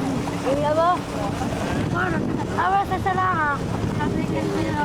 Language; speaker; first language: French; native; French